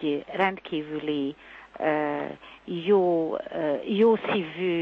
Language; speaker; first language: Hungarian; early bilingual, heritage; Hungarian